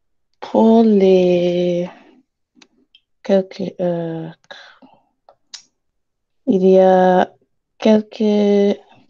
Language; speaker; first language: French; non-native, learner; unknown